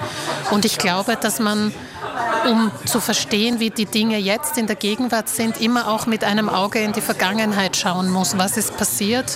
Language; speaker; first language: German; early bilingual, other home language; Slovak